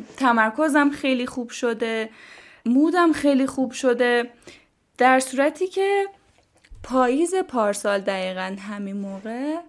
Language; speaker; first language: Persian; native; Persian